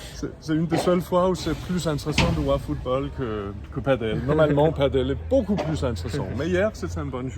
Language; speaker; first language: French; non-native, fluent; Danish